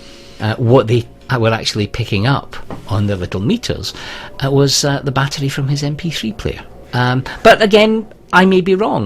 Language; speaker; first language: English; native; English